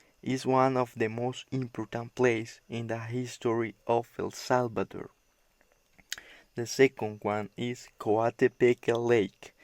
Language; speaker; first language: English; non-native, learner; Spanish